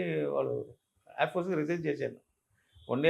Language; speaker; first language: Telugu; non-native, learner; Tamil